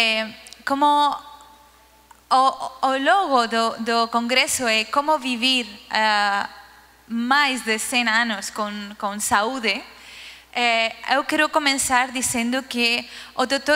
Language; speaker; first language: Portuguese; non-native, learner; Spanish